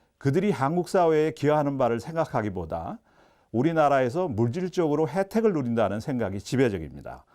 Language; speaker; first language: Korean; native; Korean